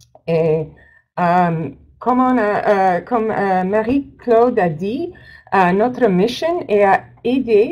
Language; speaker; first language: French; non-native, learner; English